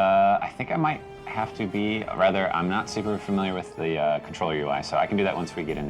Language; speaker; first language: English; native; English